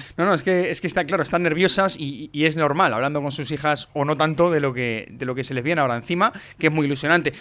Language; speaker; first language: Spanish; native; Spanish